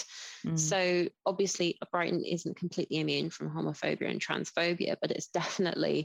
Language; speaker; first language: English; native; English